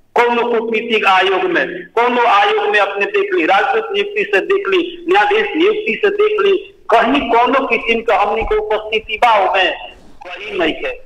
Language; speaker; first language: Bhojpuri; native; Bhojpuri